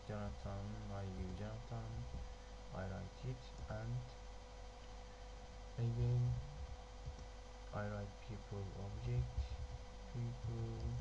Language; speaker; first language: English; non-native, learner; Turkish